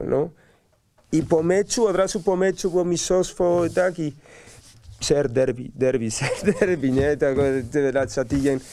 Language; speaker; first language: Polish; non-native, learner; Spanish